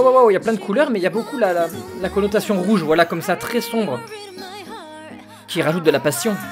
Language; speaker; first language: French; native; French